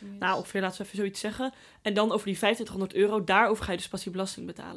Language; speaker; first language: Dutch; native; Dutch